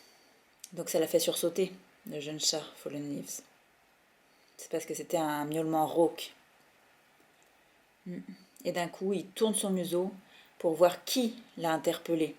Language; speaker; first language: French; native; French